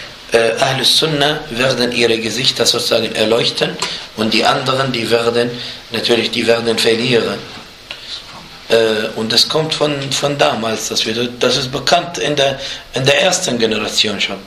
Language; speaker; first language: German; non-native, fluent; Arabic